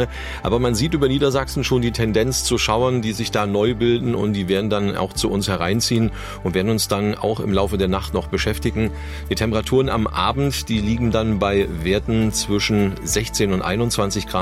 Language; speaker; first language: German; native; German